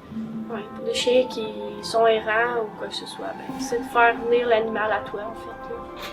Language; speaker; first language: French; native; French